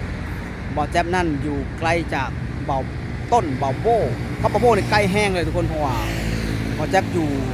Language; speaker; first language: Thai; non-native, local second language; Northeastern Thai